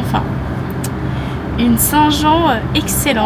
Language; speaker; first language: French; native; French